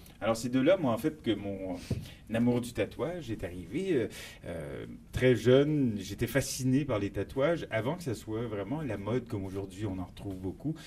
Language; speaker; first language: French; native; French